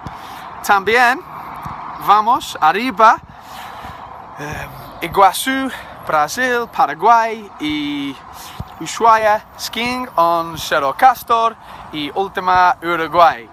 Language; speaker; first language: Spanish; non-native, learner; English